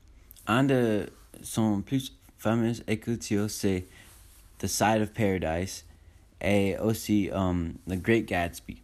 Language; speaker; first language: French; non-native, learner; English